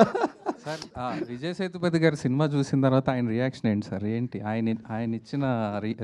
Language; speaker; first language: Telugu; native; Telugu